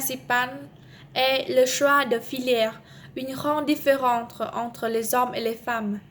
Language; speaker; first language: French; non-native, learner; Vietnamese